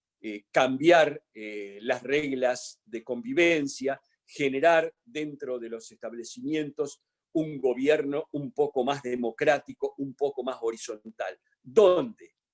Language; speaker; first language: Spanish; native; Spanish